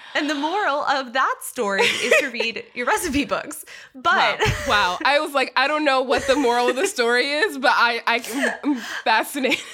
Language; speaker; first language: English; native; English